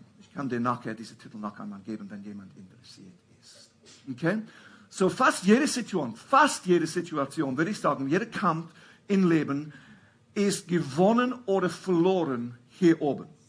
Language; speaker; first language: German; non-native, fluent; English